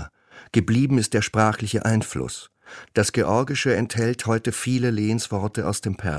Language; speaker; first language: German; native; German